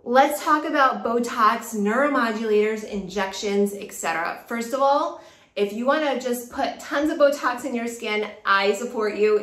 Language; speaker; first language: English; native; English